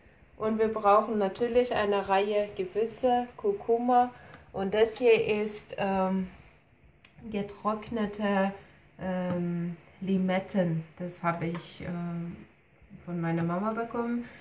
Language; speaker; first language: German; non-native, fluent; Persian